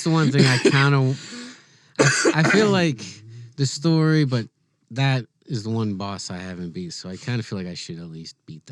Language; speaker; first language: English; native; English